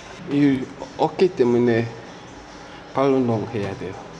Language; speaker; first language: Korean; non-native, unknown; English